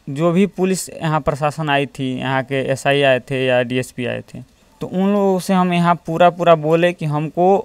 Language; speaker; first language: Hindi; native; Hindi